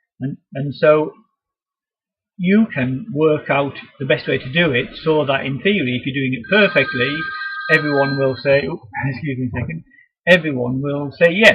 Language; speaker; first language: English; native; English